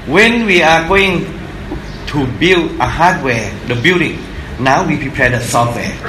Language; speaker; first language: English; non-native, fluent; Thai